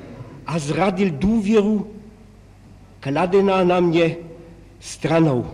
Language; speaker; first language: Czech; non-native, local second language; German